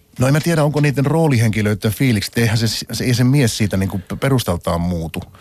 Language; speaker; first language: Finnish; native; Finnish